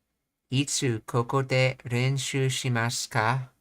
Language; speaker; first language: Japanese; non-native, learner; English